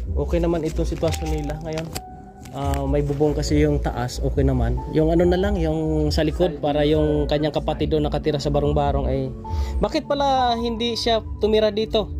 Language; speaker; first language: Filipino; native; Filipino